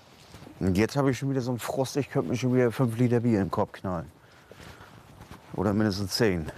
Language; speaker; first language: German; native; German